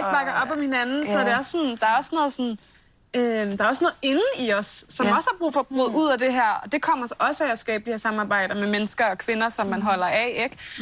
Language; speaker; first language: Danish; native; Danish